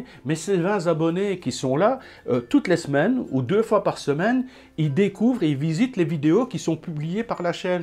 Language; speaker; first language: French; native; French